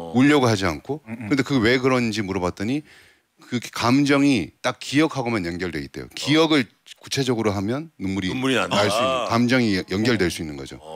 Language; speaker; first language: Korean; native; Korean